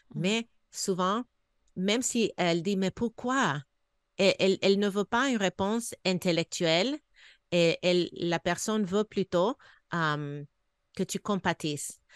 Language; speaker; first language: French; non-native, fluent; English